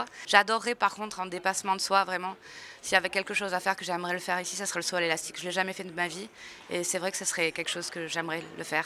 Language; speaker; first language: French; native; French